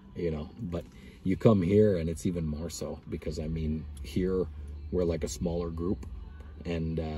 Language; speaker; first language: English; native; English